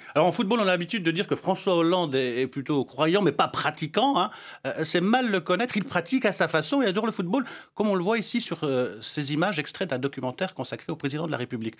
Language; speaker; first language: French; native; French